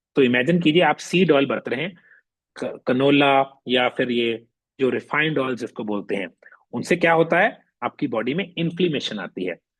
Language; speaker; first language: Hindi; non-native, local second language; Punjabi